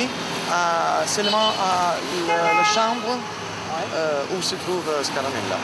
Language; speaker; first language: French; non-native, learner; Italian